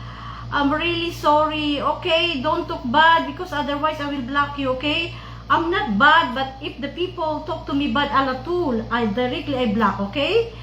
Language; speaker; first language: English; non-native, local second language; Filipino